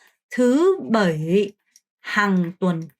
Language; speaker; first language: Vietnamese; non-native, fluent; Korean